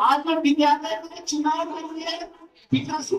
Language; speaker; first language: Hindi; native; Hindi